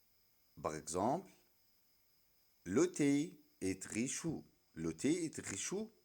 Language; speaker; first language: French; non-native, fluent; Arabic